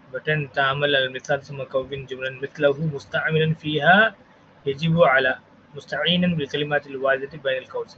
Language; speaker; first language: Arabic; non-native, fluent; Tamil